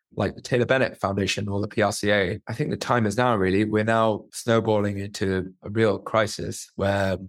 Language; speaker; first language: English; native; English